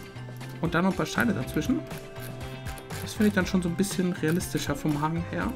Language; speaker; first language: German; native; German